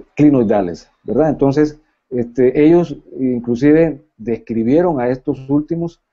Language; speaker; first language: Spanish; native; Spanish